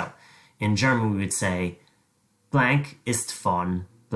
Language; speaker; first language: German; non-native, fluent; English